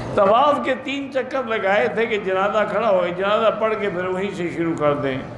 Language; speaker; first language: Urdu; native; Urdu